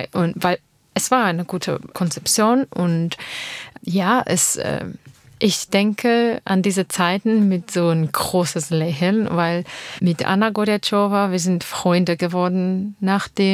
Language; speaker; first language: German; non-native, learner; Armenian